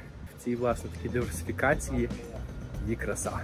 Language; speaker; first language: Ukrainian; native; Ukrainian